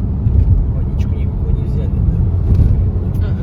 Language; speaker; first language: Russian; native; Russian